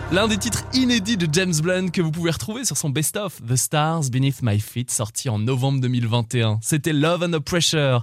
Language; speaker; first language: French; native; French